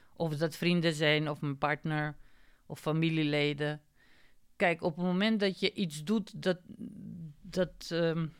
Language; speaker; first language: Dutch; non-native, fluent; Macedonian